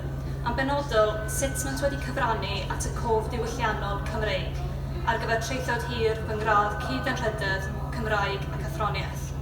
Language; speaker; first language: Welsh; native; Welsh